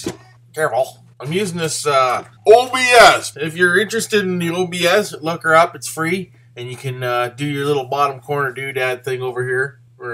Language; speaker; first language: English; native; English